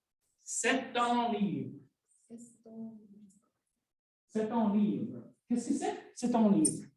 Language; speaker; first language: French; non-native, fluent; English